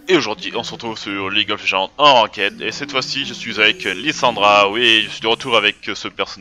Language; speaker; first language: French; native; French